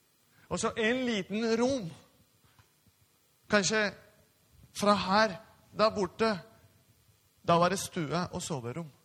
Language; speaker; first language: Norwegian; non-native, fluent; Spanish